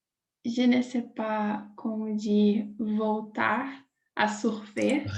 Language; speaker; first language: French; non-native, learner; Portuguese